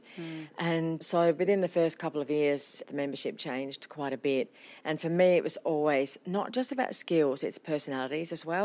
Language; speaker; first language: English; non-native, fluent; Finnish